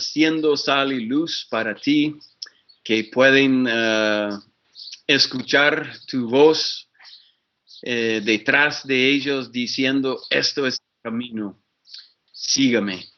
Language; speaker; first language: Spanish; non-native, fluent; English